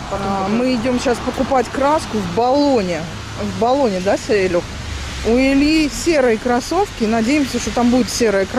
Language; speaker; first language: Russian; native; Russian